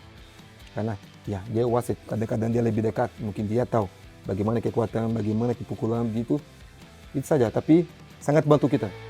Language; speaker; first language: Indonesian; non-native, fluent; Portuguese